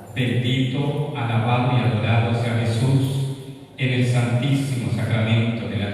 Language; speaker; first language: Spanish; native; Spanish